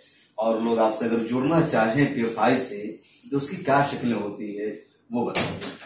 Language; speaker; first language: Hindi; native; Hindi